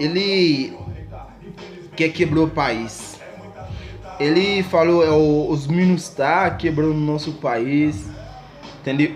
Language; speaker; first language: Portuguese; non-native, learner; Haitian Creole